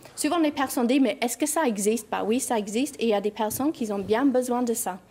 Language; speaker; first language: French; non-native, fluent; English